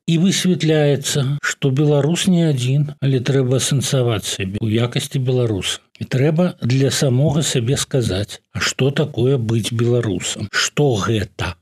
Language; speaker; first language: Belarusian; native; Belarusian